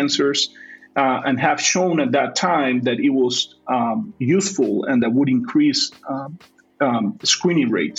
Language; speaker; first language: English; non-native, fluent; Spanish